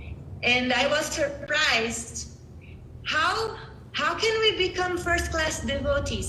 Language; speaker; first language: English; non-native, fluent; Spanish